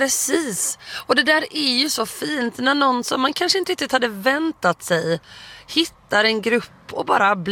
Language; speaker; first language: Swedish; native; Swedish